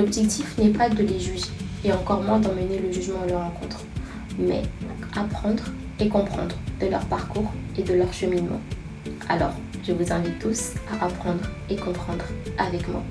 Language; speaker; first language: French; native; French